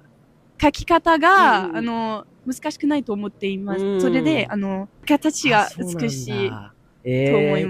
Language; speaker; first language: Japanese; non-native, learner; French